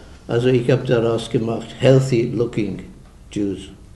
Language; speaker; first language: German; early bilingual, heritage; German